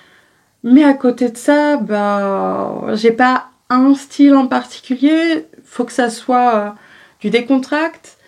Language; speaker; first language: French; native; French